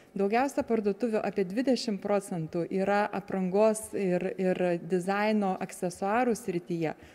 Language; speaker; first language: Lithuanian; native; Lithuanian